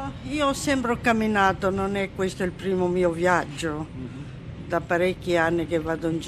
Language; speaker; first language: Italian; native; Italian